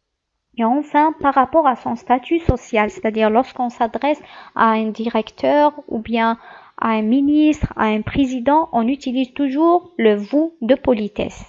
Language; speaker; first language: French; non-native, local second language; Arabic